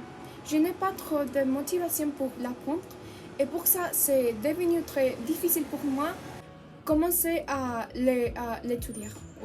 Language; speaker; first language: French; non-native, learner; Spanish